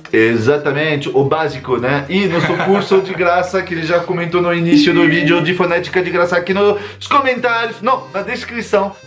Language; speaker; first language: Portuguese; non-native, fluent; French